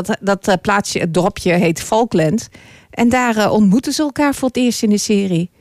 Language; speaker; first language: Dutch; early bilingual, other home language; English